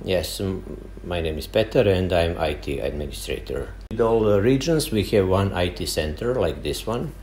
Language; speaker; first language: English; non-native, fluent; Serbian